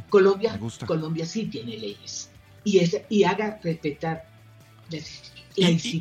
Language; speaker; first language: Spanish; native; Spanish